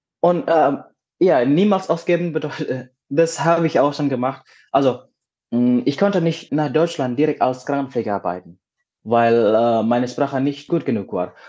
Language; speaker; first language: German; non-native, learner; Indonesian